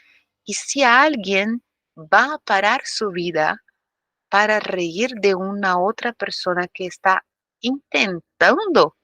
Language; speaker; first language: Spanish; non-native, fluent; Portuguese